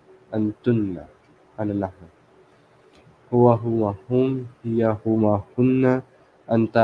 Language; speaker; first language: Arabic; non-native, learner; Filipino